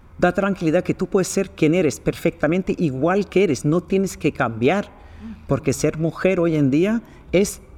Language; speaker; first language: Spanish; non-native, fluent; Swedish